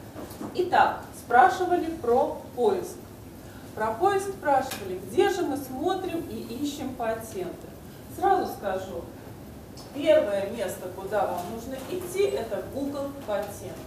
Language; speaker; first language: Russian; native; Russian